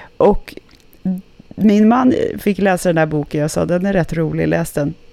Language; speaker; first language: Swedish; native; Swedish